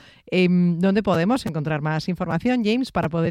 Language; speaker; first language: Spanish; native; Spanish